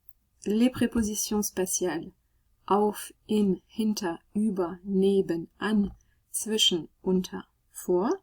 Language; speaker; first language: German; non-native, fluent; French